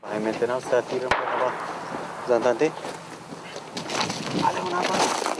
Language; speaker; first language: French; non-native, fluent; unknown